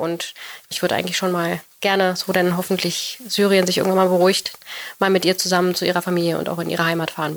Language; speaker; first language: German; native; German